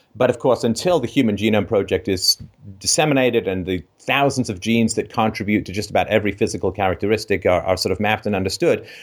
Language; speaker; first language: English; native; English